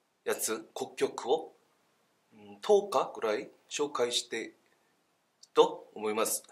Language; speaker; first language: Japanese; non-native, learner; Korean